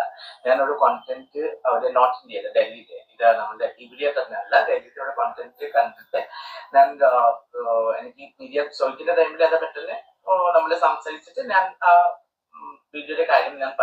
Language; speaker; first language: Malayalam; non-native, fluent; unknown